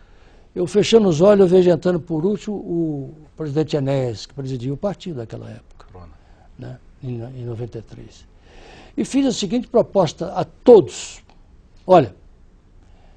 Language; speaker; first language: Portuguese; native; Portuguese